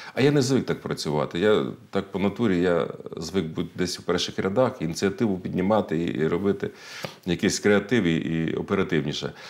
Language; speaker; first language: Ukrainian; native; Ukrainian